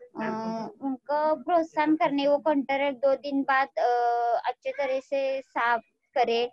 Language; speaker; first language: Hindi; non-native, local second language; Marathi